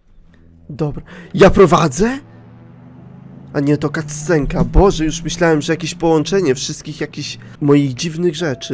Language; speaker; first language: Polish; native; Polish